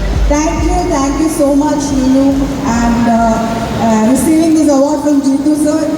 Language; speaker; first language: English; non-native, local second language; Malayalam